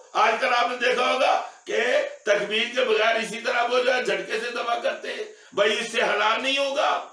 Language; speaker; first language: Urdu; non-native, local second language; Punjabi